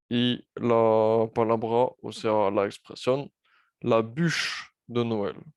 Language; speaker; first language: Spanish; non-native, fluent; French